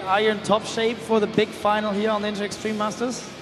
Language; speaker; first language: English; non-native, fluent; German